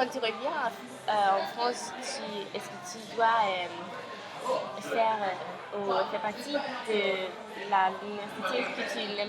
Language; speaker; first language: French; non-native, learner; English